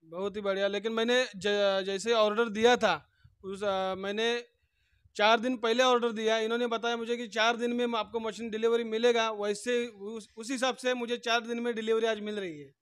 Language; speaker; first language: Hindi; non-native, local second language; Marathi